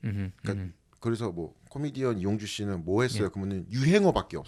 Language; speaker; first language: Korean; native; Korean